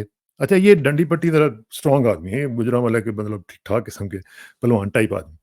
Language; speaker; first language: Urdu; native; Urdu